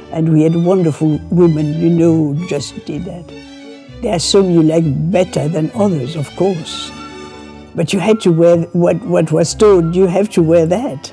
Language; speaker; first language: English; non-native, fluent; French